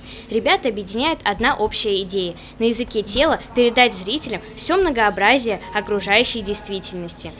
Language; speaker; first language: Russian; native; Russian